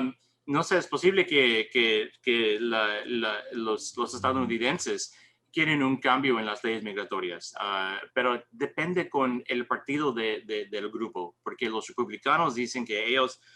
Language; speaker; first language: Spanish; non-native, learner; English